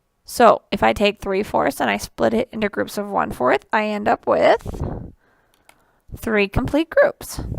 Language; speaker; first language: English; native; English